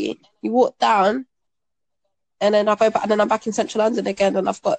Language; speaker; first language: English; native; English